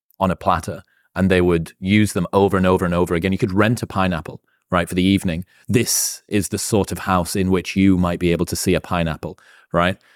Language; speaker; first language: English; native; English